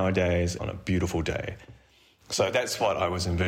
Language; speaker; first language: English; native; English